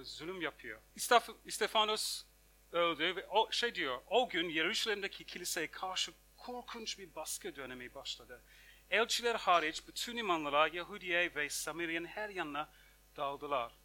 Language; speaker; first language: Turkish; non-native, fluent; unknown